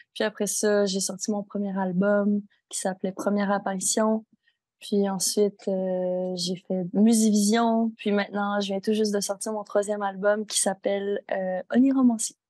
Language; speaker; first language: French; native; French